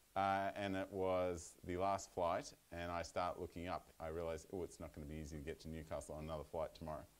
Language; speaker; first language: English; native; English